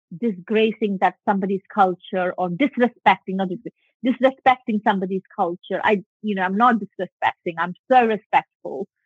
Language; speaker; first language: English; non-native, local second language; Punjabi